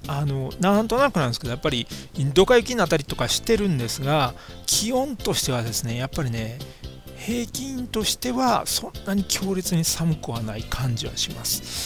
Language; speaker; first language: Japanese; native; Japanese